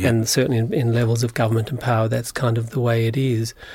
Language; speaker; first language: English; native; English